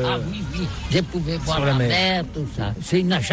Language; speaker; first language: French; non-native, learner; Catalan